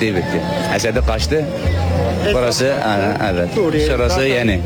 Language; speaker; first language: Turkish; non-native, learner; Arabic